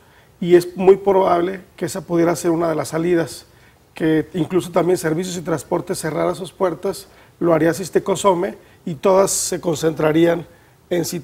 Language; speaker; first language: Spanish; native; Spanish